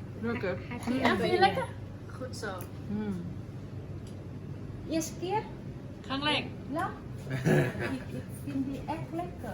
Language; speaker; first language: Dutch; non-native, learner; Thai